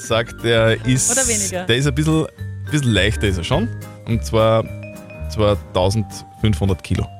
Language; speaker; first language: German; native; German